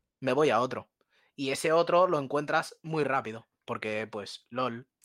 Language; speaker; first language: Spanish; native; Spanish